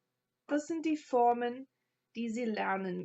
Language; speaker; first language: German; non-native, fluent; English